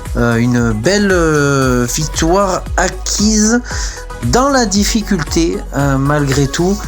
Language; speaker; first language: French; native; French